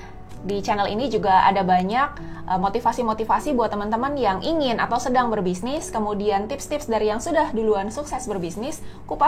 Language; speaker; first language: Indonesian; native; Indonesian